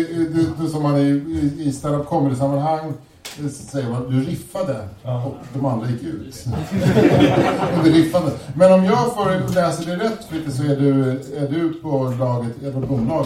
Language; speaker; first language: Swedish; native; Swedish